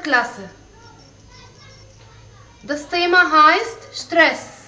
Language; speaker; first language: German; non-native, fluent; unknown